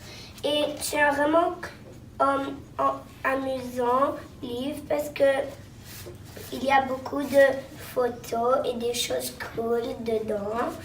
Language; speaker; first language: French; non-native, local second language; English